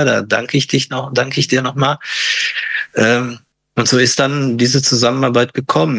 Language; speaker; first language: German; native; German